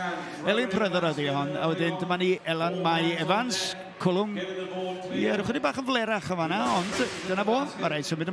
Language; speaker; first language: Welsh; native; Welsh